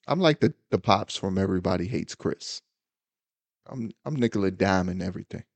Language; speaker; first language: English; native; English